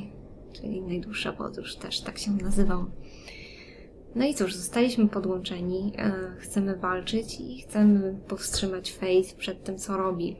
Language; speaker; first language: Polish; native; Polish